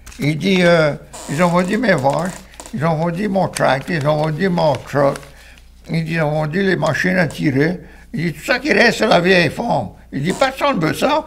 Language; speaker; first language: French; native; French